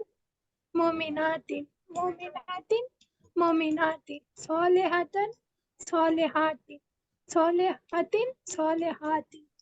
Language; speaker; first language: Arabic; non-native, learner; Urdu